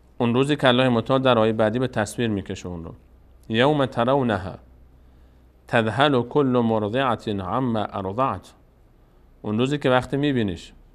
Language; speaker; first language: Persian; native; Persian